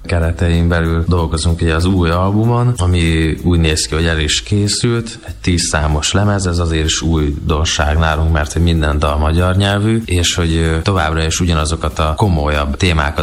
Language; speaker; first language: Hungarian; native; Hungarian